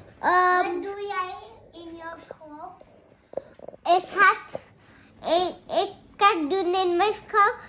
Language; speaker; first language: Dutch; early bilingual, other home language; Marathi